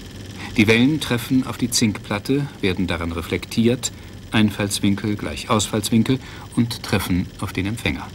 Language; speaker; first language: German; native; German